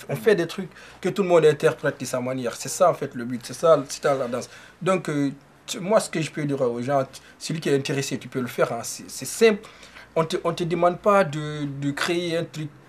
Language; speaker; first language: French; non-native, local second language; Susu